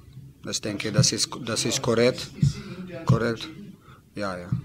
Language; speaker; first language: German; non-native, learner; Slovenian